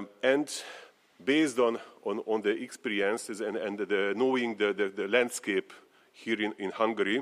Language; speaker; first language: English; non-native, fluent; Hungarian